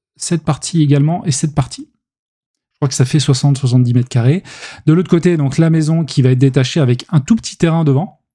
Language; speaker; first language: French; native; French